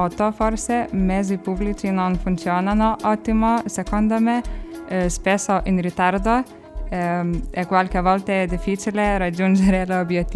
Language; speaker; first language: Italian; non-native, learner; Lithuanian